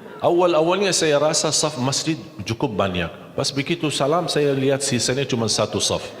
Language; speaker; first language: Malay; non-native, fluent; Arabic